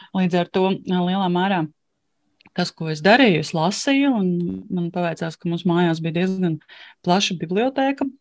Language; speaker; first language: Latvian; non-native, local second language; Russian